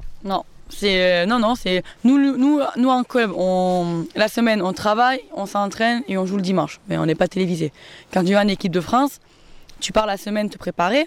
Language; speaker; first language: French; native; French